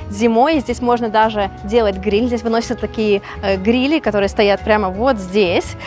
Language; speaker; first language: Russian; native; Russian